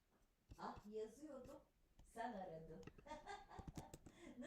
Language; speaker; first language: Turkish; native; Turkish